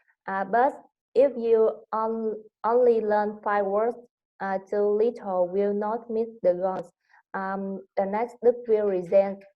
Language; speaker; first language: English; non-native, learner; Vietnamese